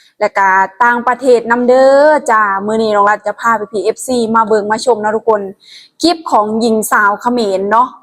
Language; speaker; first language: Thai; non-native, local second language; Lao